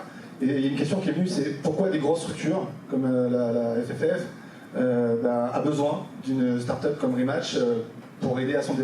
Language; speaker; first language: French; native; French